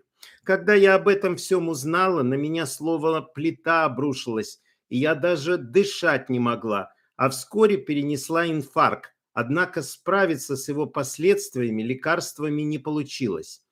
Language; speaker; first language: Russian; native; Russian